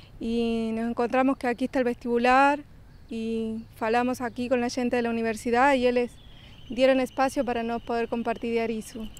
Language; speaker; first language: Portuguese; non-native, learner; Spanish